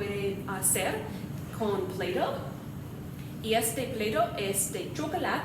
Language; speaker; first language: Spanish; non-native, learner; English